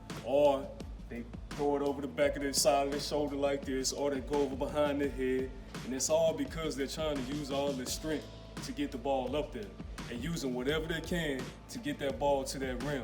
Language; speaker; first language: English; native; English